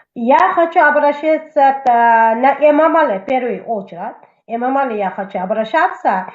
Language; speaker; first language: Russian; non-native, local second language; Tajik